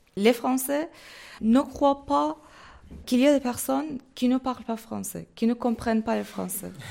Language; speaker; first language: French; non-native, fluent; Persian